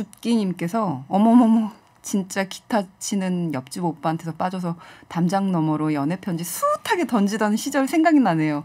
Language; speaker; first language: Korean; native; Korean